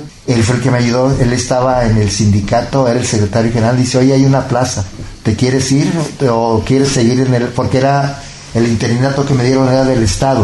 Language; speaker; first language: Spanish; native; Spanish